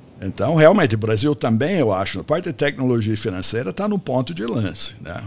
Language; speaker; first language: Portuguese; non-native, fluent; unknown